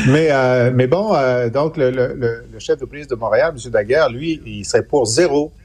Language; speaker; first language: French; native; French